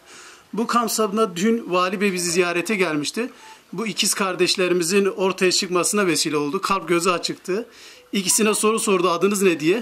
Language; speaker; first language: Turkish; native; Turkish